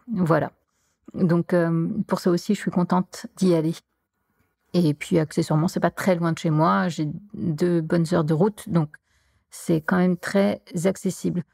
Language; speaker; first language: French; native; French